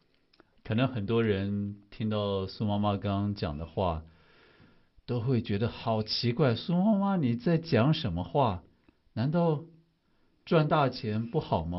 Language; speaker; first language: Chinese; native; Chinese